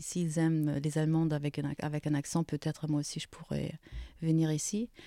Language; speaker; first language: French; non-native, fluent; German